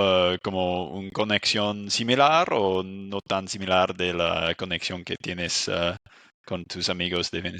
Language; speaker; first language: Spanish; non-native, fluent; English